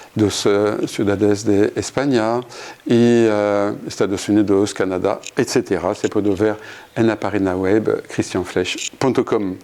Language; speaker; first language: Spanish; non-native, fluent; French